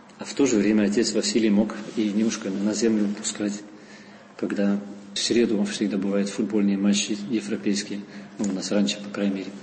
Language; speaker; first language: Russian; non-native, fluent; Dutch